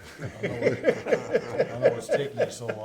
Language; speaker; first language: English; native; English